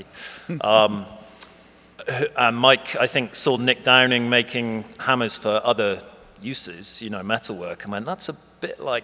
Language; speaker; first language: English; native; English